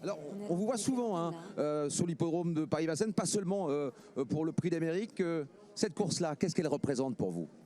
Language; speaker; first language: French; native; French